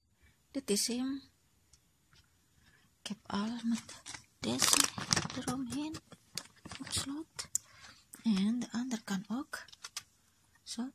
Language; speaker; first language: Dutch; non-native, learner; Indonesian